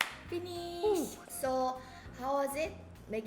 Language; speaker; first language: English; non-native, fluent; Korean